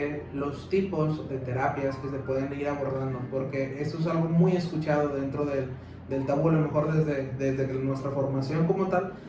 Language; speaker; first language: Spanish; native; Spanish